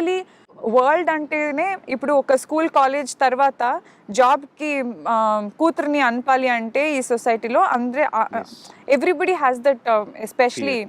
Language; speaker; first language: Telugu; non-native, fluent; Kannada